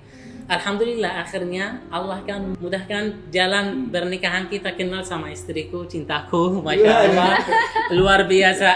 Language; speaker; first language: Indonesian; non-native, fluent; Arabic